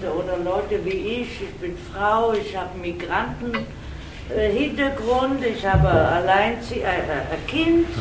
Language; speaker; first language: German; non-native, fluent; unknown